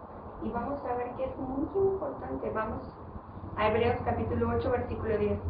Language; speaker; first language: Spanish; native; Spanish